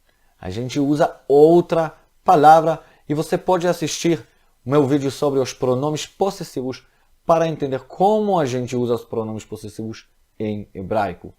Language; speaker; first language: Portuguese; non-native, fluent; Hebrew